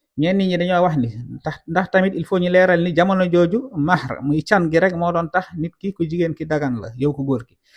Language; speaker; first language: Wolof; native; Wolof